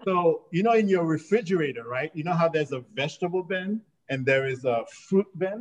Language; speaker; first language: English; native; English